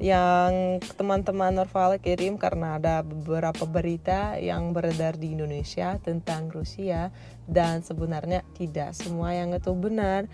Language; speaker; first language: Indonesian; non-native, fluent; Russian